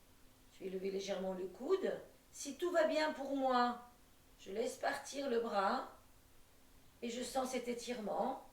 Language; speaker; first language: French; native; French